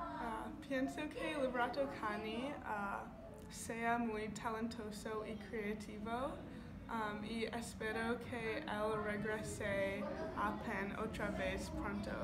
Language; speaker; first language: Spanish; non-native, learner; English